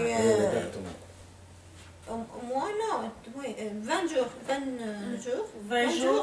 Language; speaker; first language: French; non-native, local second language; Arabic